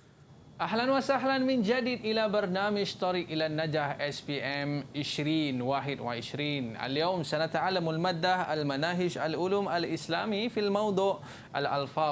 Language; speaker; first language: Arabic; non-native, learner; Malay